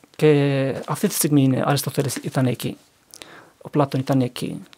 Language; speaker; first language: Greek; non-native, learner; Turkish